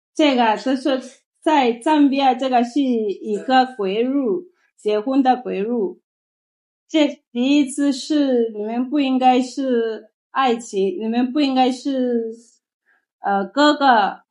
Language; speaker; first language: Chinese; non-native, learner; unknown